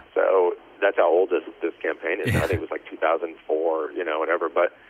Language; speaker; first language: English; native; English